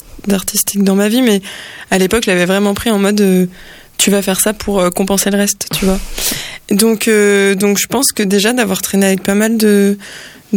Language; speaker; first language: French; native; French